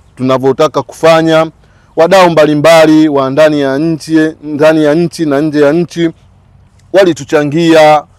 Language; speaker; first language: Swahili; native; Swahili